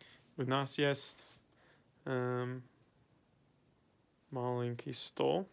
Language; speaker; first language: Russian; non-native, learner; English